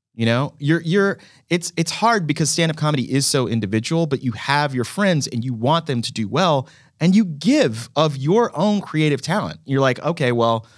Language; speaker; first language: English; native; English